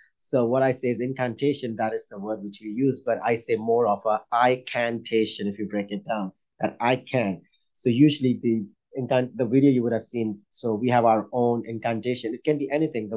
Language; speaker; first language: English; non-native, local second language; Urdu